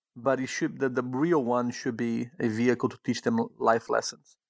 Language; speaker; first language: English; non-native, fluent; Portuguese